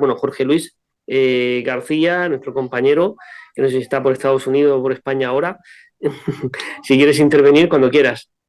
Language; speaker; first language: Spanish; native; Spanish